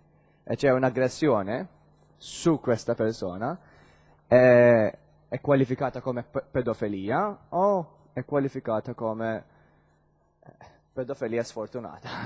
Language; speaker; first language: Italian; non-native, learner; Maltese